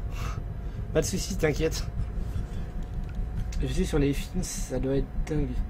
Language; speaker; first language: French; native; French